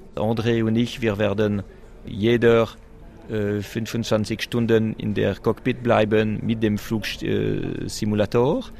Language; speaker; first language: German; non-native, local second language; French